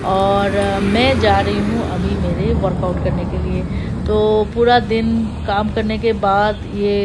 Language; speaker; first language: Hindi; non-native, local second language; Bangla